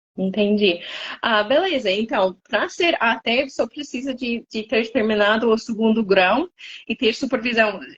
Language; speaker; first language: Portuguese; non-native, fluent; English